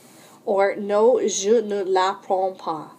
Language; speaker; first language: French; non-native, fluent; English